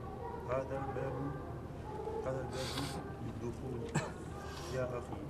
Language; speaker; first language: Arabic; non-native, learner; French